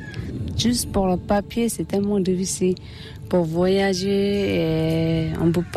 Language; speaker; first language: French; non-native, learner; Tibetan